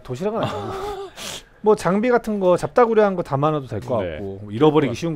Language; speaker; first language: Korean; native; Korean